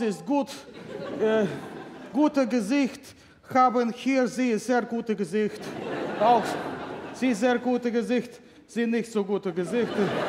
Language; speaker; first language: German; non-native, fluent; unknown